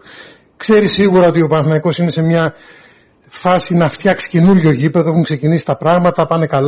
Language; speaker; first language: Greek; native; Greek